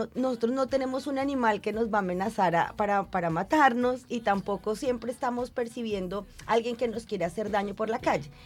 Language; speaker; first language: Spanish; native; Spanish